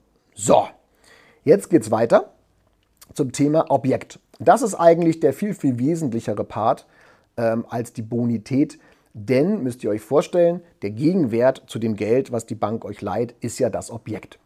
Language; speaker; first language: German; native; German